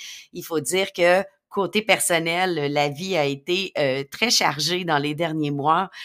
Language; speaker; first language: French; native; French